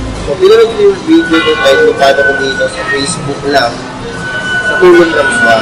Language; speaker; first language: Filipino; native; Filipino